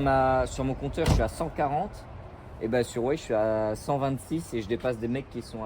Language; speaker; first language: French; native; French